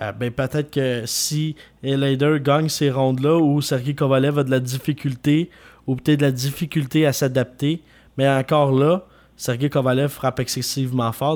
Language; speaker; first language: French; native; French